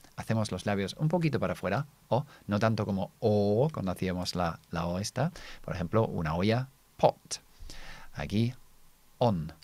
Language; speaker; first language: Spanish; non-native, fluent; English